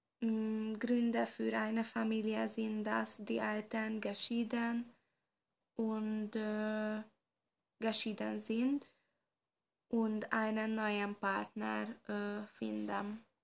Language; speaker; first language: German; non-native, learner; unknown